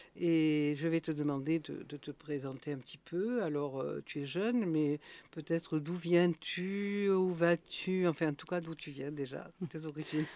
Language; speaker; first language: French; native; French